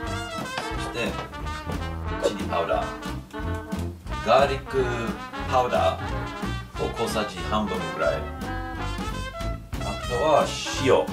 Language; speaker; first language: Japanese; non-native, fluent; English